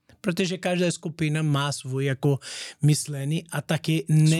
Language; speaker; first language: Czech; non-native, learner; Portuguese